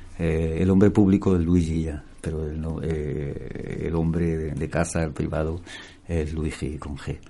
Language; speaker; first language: Spanish; native; Spanish